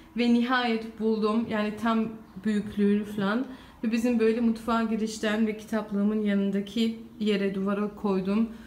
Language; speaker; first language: Turkish; early bilingual, heritage; Turkish